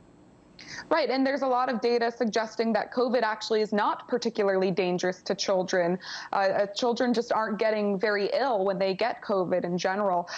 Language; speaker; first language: English; native; English